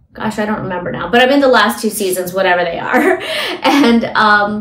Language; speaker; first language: English; early bilingual, other home language; Hindi